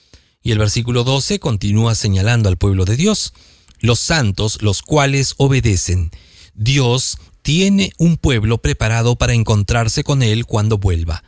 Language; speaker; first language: Spanish; native; Spanish